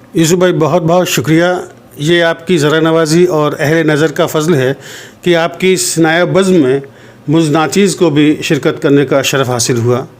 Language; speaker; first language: Hindi; native; Hindi